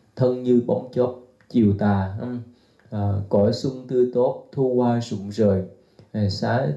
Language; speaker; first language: Vietnamese; native; Vietnamese